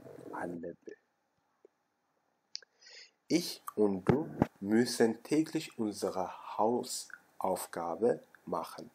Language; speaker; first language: German; non-native, fluent; Amharic